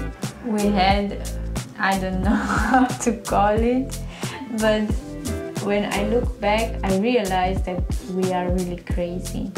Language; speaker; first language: English; non-native, learner; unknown